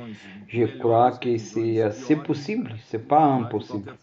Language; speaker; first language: French; non-native, learner; Portuguese